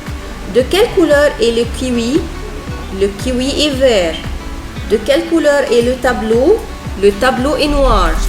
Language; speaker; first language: French; non-native, fluent; Arabic